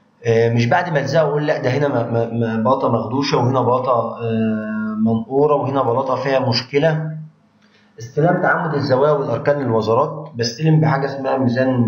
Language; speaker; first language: Arabic; native; Arabic